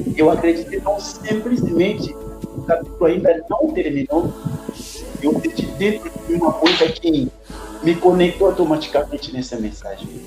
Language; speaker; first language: Portuguese; non-native, learner; French